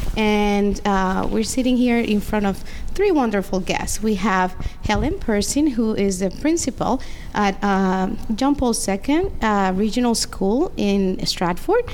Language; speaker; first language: English; non-native, fluent; Spanish